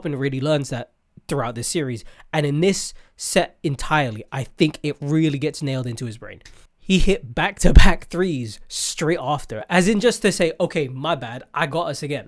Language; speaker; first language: English; native; English